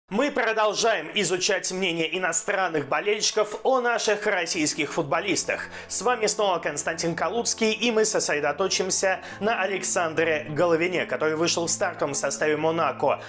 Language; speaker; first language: Russian; native; Russian